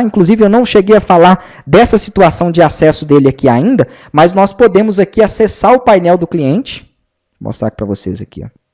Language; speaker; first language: Portuguese; native; Portuguese